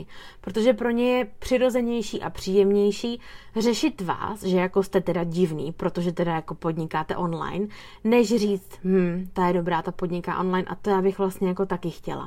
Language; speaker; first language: Czech; native; Czech